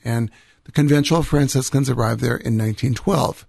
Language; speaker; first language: English; native; English